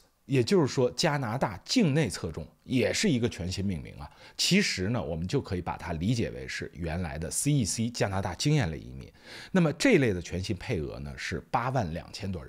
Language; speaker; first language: Chinese; native; Chinese